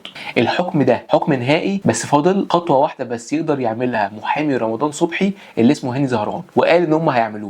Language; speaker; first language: Arabic; native; Arabic